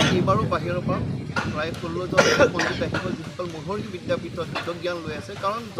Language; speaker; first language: Assamese; native; Assamese